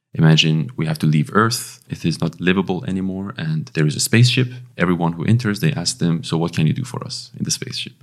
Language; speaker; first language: English; non-native, fluent; Persian